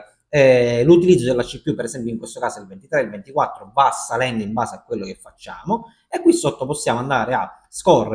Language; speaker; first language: Italian; native; Italian